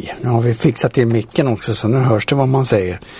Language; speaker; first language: Swedish; native; Swedish